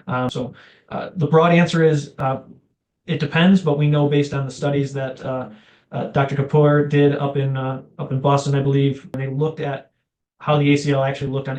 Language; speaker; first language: English; native; English